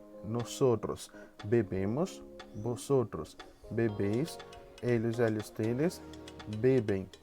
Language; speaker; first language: Spanish; non-native, fluent; Portuguese